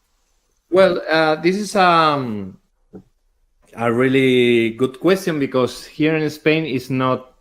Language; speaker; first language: English; non-native, learner; Spanish